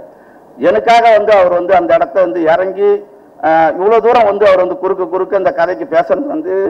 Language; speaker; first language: Tamil; native; Tamil